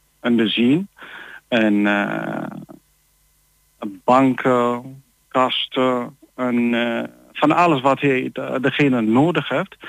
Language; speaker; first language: Dutch; non-native, learner; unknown